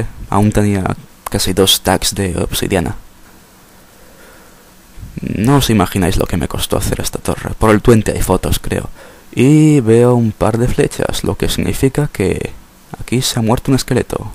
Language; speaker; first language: Spanish; native; Spanish